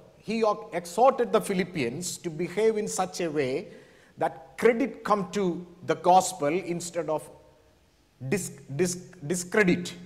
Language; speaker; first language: English; non-native, local second language; Malayalam